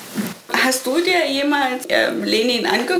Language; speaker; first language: German; native; German